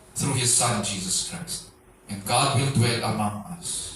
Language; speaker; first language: English; non-native, local second language; Filipino